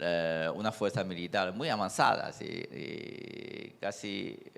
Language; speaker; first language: Spanish; non-native, fluent; Chinese